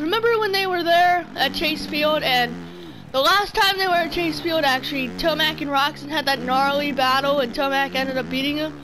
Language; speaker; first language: English; native; English